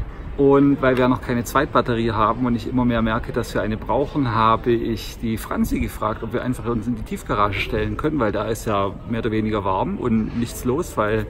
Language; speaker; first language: German; native; German